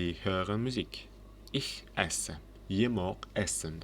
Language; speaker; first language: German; non-native, learner; Uzbek